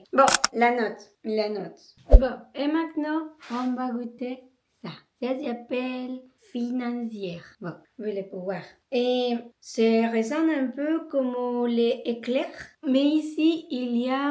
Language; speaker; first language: French; non-native, learner; Spanish